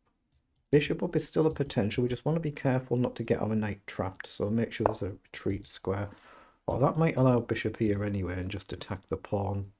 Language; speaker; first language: English; native; English